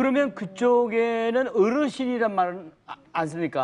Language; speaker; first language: Korean; native; Korean